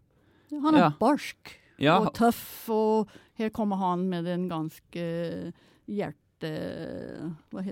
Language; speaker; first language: Norwegian; non-native, fluent; English